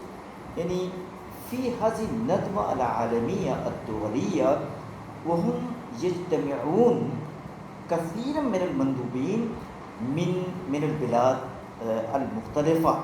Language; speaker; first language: Arabic; non-native, fluent; Urdu